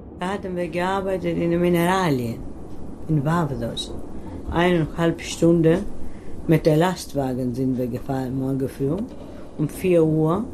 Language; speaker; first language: German; non-native, fluent; Greek